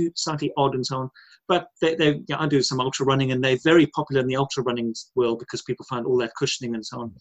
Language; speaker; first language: English; native; English